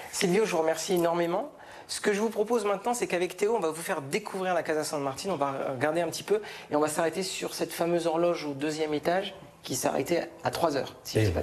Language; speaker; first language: French; native; French